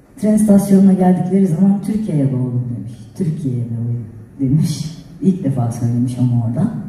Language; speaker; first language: Turkish; native; Turkish